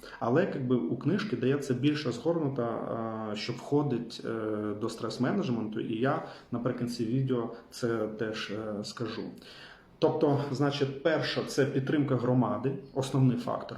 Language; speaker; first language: Ukrainian; non-native, local second language; Russian